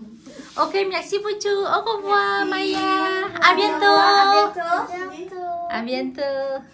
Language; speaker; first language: French; non-native, learner; Vietnamese